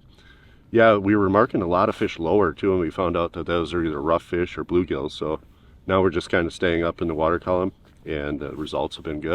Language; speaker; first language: English; native; English